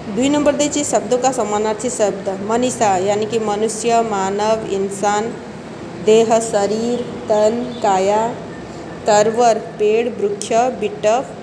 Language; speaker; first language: Hindi; non-native, local second language; Odia